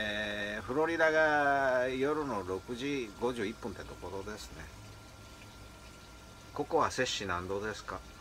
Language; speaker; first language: Japanese; native; Japanese